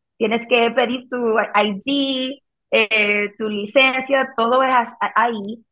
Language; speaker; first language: Spanish; early bilingual, heritage; Spanish